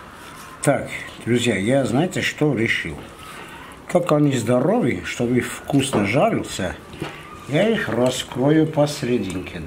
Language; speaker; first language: Russian; non-native, fluent; Armenian